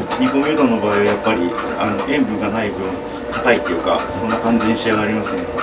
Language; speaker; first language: Japanese; native; Japanese